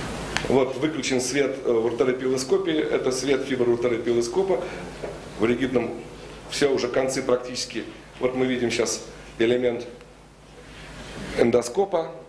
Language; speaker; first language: Russian; native; Russian